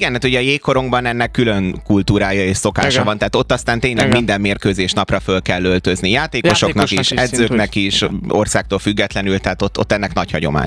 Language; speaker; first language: Hungarian; native; Hungarian